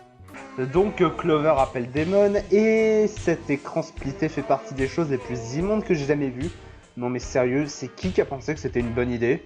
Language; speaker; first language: French; native; French